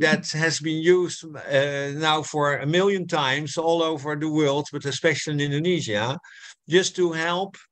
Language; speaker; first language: English; non-native, fluent; Dutch